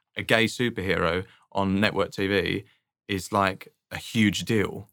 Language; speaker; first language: English; native; English